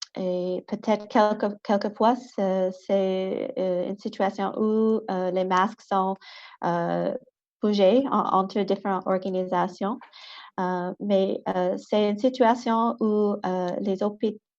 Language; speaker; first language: French; non-native, local second language; English